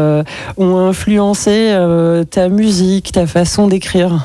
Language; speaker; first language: French; native; French